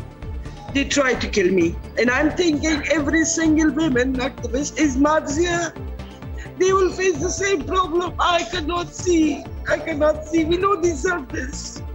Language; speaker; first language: English; non-native, learner; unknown